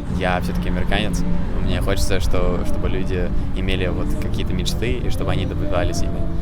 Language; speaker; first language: Russian; non-native, fluent; English